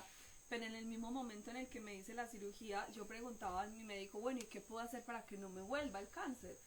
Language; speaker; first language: Spanish; native; Spanish